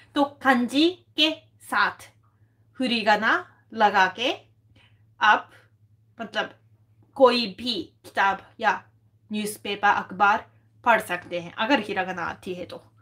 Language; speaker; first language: Hindi; non-native, fluent; Japanese